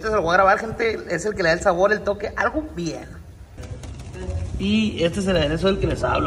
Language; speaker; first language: Spanish; native; Spanish